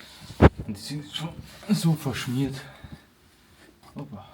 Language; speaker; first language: German; early bilingual, other home language; Bosnian